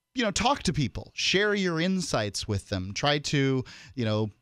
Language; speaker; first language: English; native; English